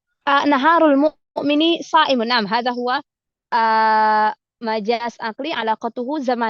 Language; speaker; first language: Arabic; non-native, fluent; Indonesian